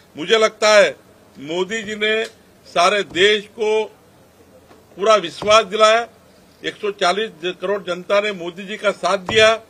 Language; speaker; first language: Hindi; non-native, local second language; Marathi